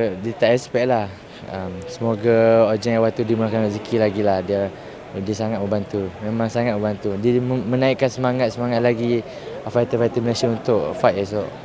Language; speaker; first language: Malay; native; Malay